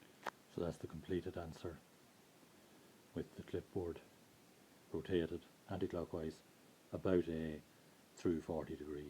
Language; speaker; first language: English; native; English